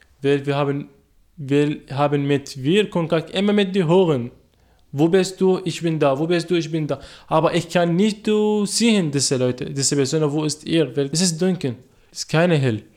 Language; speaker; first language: German; non-native, learner; Arabic